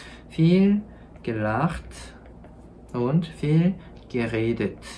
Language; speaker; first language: German; non-native, fluent; Korean